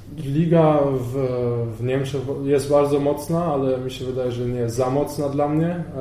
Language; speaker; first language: Polish; early bilingual, heritage; Polish